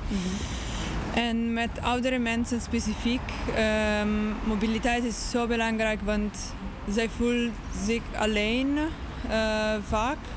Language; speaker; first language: Dutch; non-native, learner; English